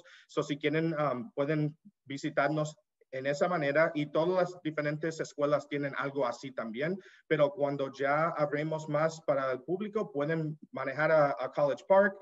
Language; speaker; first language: Spanish; early bilingual, heritage; Spanish